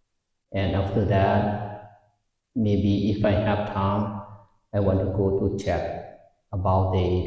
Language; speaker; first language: English; non-native, fluent; Lao